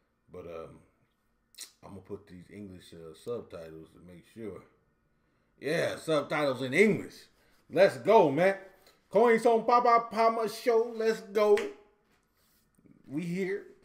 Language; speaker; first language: English; native; English